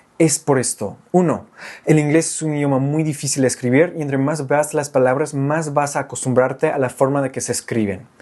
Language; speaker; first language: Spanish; non-native, fluent; English